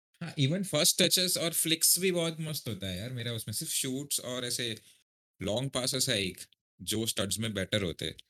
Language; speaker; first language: Hindi; native; Hindi